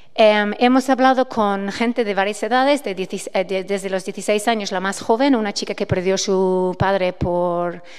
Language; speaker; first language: Spanish; non-native, fluent; English